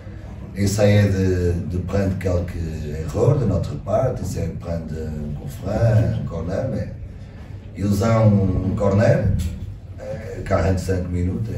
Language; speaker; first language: French; non-native, learner; Portuguese